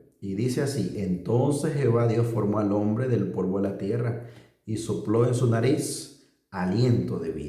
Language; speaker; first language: Spanish; native; Spanish